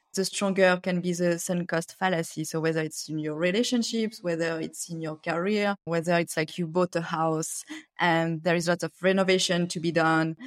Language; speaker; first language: English; non-native, fluent; French